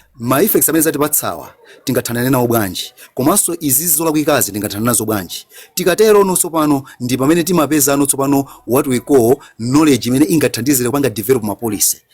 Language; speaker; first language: Nyanja; native; Nyanja